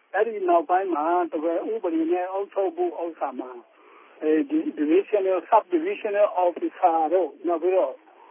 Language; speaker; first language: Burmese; non-native, local second language; Tedim Chin